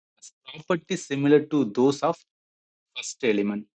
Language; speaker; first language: English; non-native, local second language; Tamil